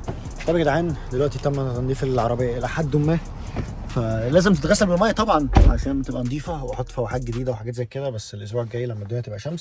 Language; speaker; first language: Arabic; native; Arabic